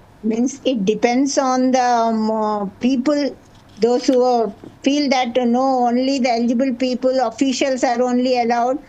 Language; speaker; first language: English; non-native, local second language; Telugu